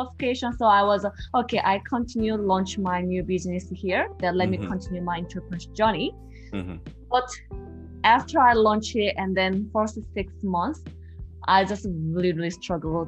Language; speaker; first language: English; non-native, learner; Korean